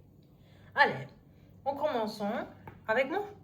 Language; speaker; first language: French; non-native, learner; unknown